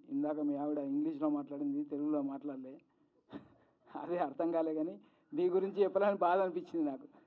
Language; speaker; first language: Telugu; native; Telugu